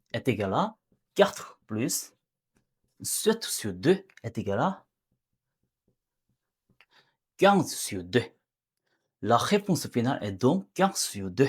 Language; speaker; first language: French; non-native, learner; Korean